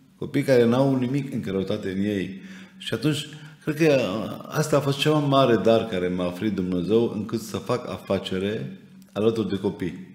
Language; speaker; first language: Romanian; non-native, fluent; Arabic